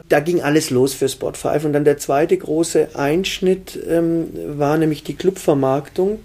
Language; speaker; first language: German; native; German